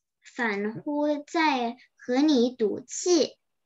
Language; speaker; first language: Chinese; early bilingual, heritage; Chinese